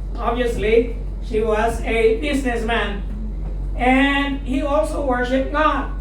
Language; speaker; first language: English; non-native, local second language; Filipino